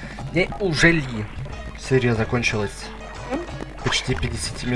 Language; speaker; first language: Russian; native; Russian